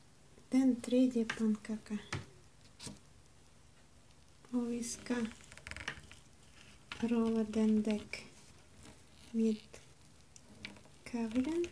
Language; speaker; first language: Swedish; non-native, learner; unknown